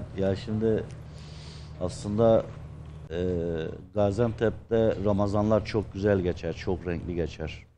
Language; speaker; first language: Turkish; native; Turkish